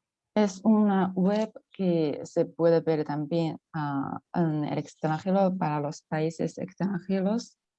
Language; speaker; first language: Spanish; non-native, fluent; Chinese